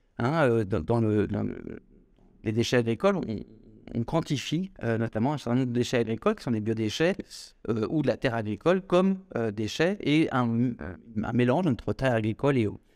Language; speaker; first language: French; native; French